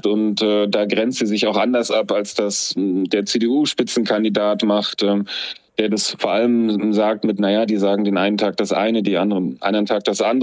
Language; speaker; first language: German; native; German